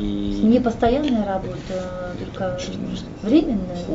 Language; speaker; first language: Russian; native; Russian